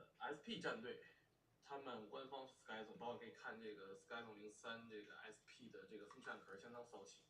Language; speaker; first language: Chinese; native; Chinese